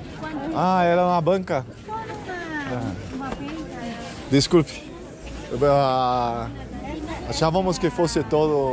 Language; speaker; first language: Portuguese; native; Portuguese